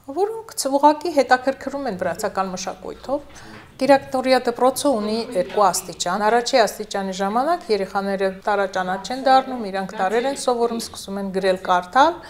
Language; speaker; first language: Armenian; non-native, local second language; Georgian